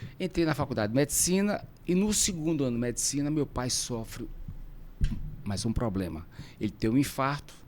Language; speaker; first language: Portuguese; native; Portuguese